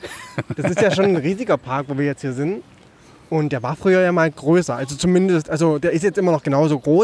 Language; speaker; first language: German; native; German